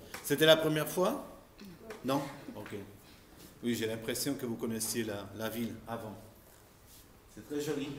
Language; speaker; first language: French; non-native, fluent; Spanish